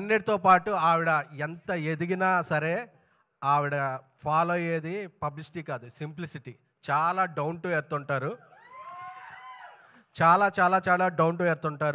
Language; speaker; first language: Telugu; native; Telugu